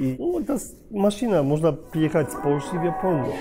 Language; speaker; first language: Russian; non-native, learner; Polish